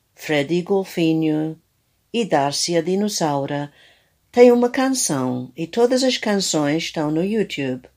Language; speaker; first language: Portuguese; non-native, fluent; English